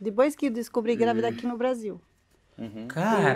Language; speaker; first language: Portuguese; non-native, learner; Arabic